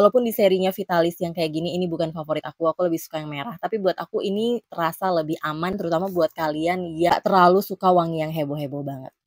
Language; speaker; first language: Indonesian; native; Indonesian